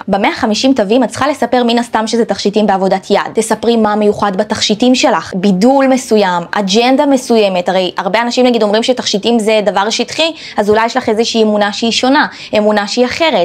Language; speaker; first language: Hebrew; native; Hebrew